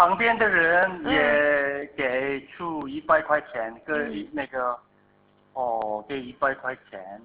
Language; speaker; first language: Chinese; non-native, fluent; Korean